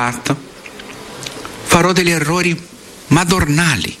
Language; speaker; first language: Italian; non-native, fluent; Portuguese